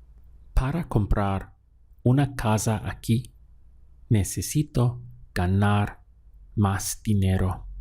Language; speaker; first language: Spanish; non-native, fluent; English